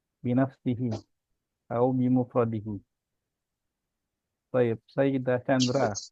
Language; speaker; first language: Arabic; non-native, fluent; Indonesian